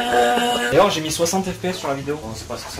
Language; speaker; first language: French; native; French